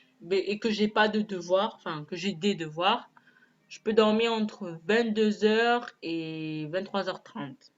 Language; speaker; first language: French; native; French